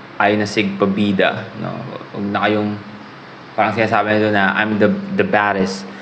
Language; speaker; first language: Filipino; native; Filipino